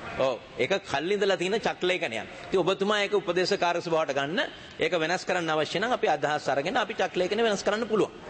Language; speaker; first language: Sinhala; native; Sinhala